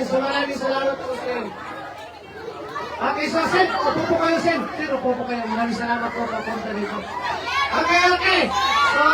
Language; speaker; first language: Filipino; non-native, local second language; Cebuano